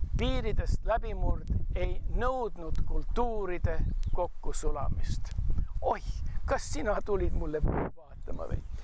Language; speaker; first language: Estonian; early bilingual, heritage; Estonian